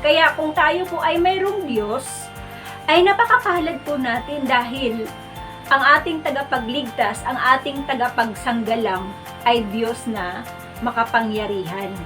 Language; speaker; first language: Filipino; non-native, local second language; Cebuano